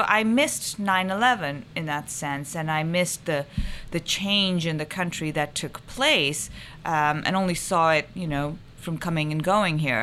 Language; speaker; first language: English; non-native, local second language; Urdu